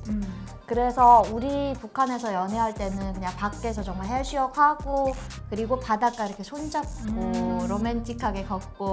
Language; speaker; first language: Korean; native; Korean